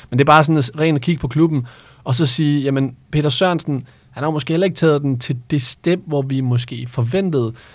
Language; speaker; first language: Danish; native; Danish